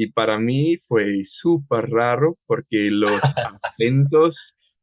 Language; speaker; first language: Spanish; non-native, fluent; English